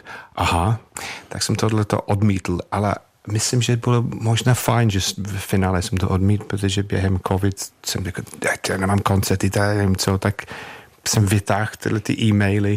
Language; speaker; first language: Czech; non-native, fluent; English